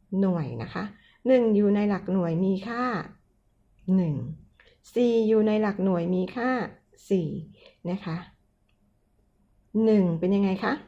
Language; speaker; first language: Thai; native; Thai